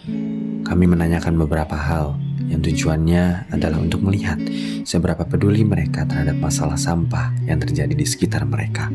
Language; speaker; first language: Indonesian; native; Indonesian